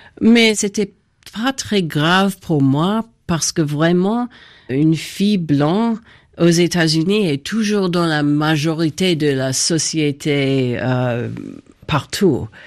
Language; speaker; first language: French; non-native, fluent; English